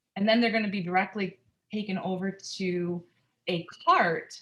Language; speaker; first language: English; native; English